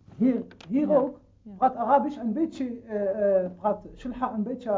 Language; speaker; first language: Dutch; non-native, learner; Arabic